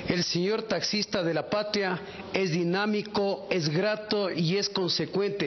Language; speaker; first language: Spanish; native; Spanish